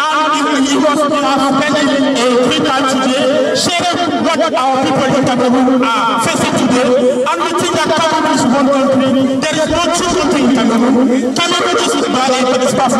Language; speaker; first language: English; non-native, local second language; French